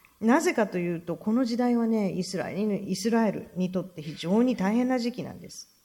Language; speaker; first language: Japanese; native; Japanese